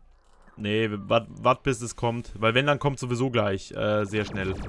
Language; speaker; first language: German; native; German